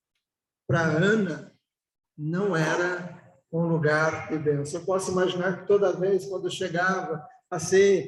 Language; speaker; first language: Portuguese; native; Portuguese